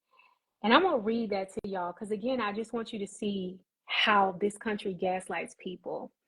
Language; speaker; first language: English; native; English